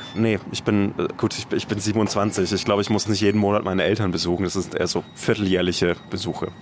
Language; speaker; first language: German; native; German